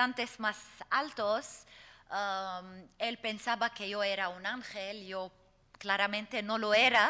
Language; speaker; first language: Spanish; non-native, fluent; Arabic